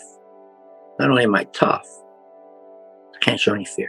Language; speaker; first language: English; native; English